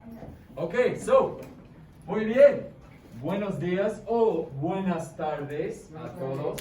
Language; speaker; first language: Spanish; non-native, fluent; English